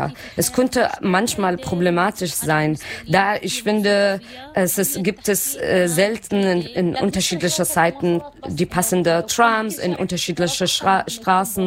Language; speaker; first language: German; non-native, learner; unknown